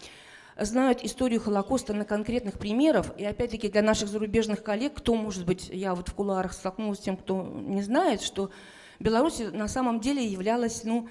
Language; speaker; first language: Russian; native; Russian